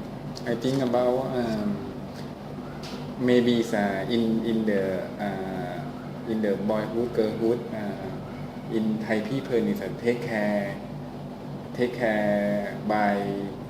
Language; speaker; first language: English; non-native, learner; Thai